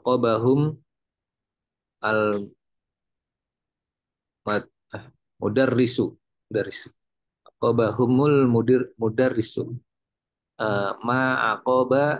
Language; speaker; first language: Arabic; non-native, learner; Indonesian